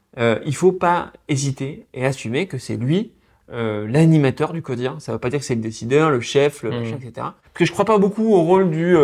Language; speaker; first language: French; native; French